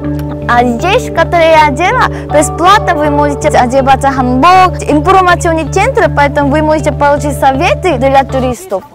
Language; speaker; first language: Russian; non-native, learner; Korean